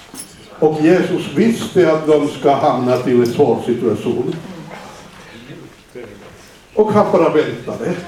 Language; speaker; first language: Swedish; non-native, fluent; Finnish